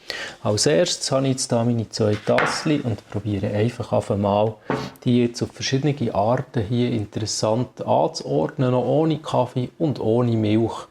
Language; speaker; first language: German; native; German